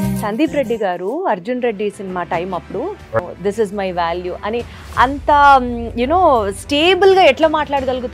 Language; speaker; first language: Telugu; native; Telugu